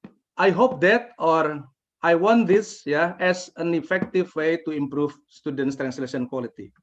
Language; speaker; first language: English; non-native, fluent; Indonesian